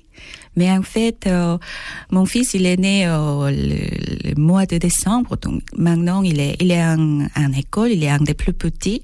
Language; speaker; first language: French; non-native, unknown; Korean